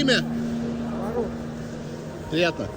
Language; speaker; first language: Russian; non-native, fluent; Lithuanian